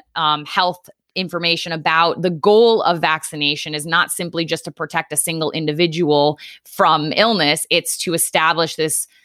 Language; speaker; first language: English; native; English